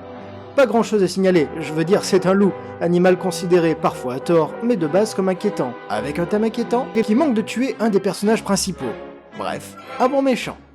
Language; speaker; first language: French; native; French